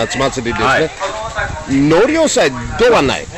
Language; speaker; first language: Japanese; non-native, fluent; English